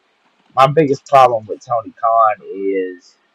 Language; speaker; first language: English; native; English